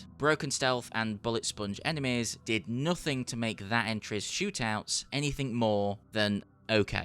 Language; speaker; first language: English; native; English